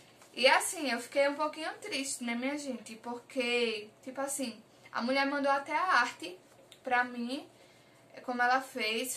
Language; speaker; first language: Portuguese; native; Portuguese